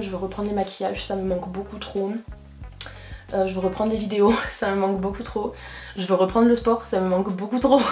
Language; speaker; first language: French; native; French